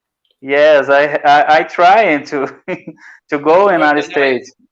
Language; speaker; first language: English; non-native, learner; Portuguese